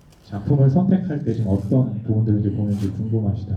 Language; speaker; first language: Korean; native; Korean